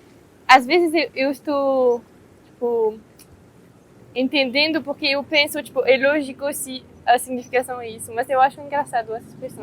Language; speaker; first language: Portuguese; non-native, fluent; French